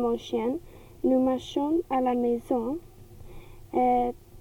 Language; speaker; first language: French; non-native, learner; English